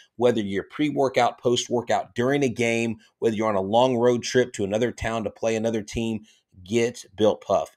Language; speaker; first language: English; native; English